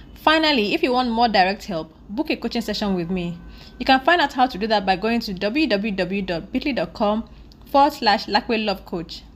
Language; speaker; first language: English; non-native, local second language; Yoruba